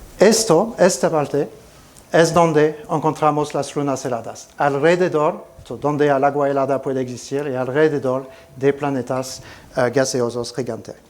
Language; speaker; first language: Spanish; non-native, fluent; French